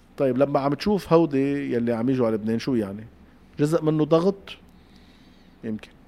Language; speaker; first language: Arabic; native; Arabic